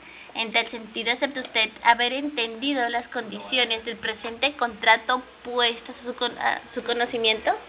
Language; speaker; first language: Spanish; native; Spanish